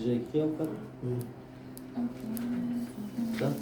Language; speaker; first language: French; non-native, learner; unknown